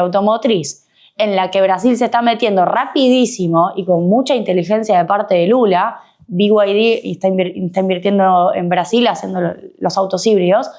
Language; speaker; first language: Spanish; native; Spanish